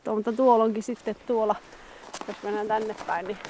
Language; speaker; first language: Finnish; native; Finnish